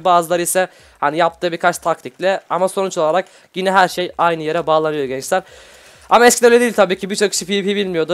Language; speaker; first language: Turkish; native; Turkish